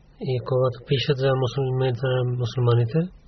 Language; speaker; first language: Bulgarian; non-native, learner; Urdu